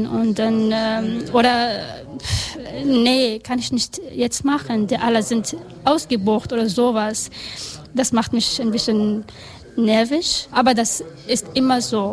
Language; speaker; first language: German; non-native, learner; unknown